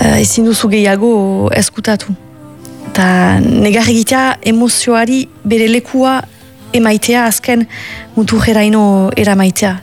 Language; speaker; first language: Basque; native; Basque